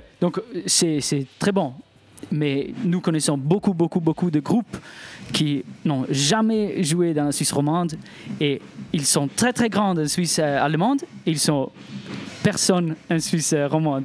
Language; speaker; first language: French; non-native, local second language; Italian